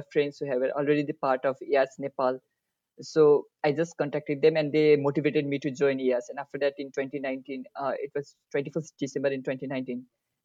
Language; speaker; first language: English; non-native, local second language; Nepali